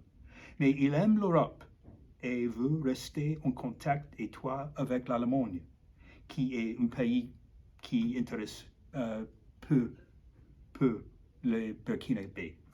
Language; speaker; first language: French; non-native, learner; English